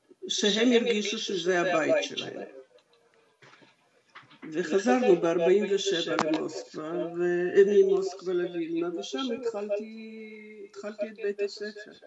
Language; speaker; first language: Hebrew; non-native, fluent; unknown